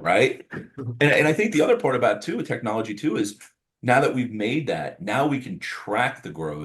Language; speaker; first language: English; native; English